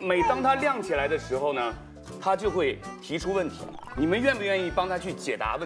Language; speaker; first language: Chinese; native; Chinese